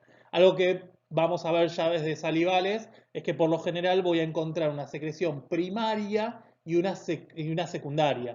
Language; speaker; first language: Spanish; native; Spanish